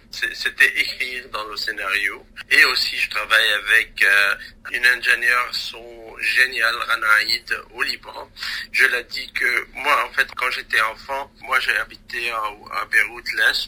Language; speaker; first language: French; non-native, local second language; Arabic